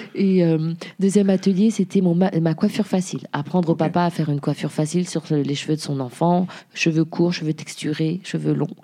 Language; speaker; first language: French; early bilingual, other home language; Haitian Creole